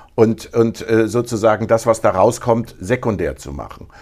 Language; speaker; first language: German; native; German